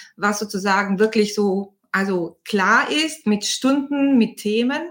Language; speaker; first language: German; non-native, fluent; Bulgarian